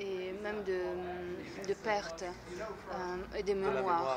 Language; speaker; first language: French; non-native, learner; Italian